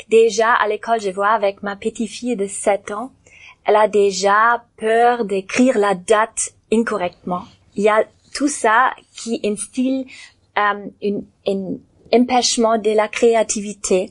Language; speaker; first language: French; non-native, learner; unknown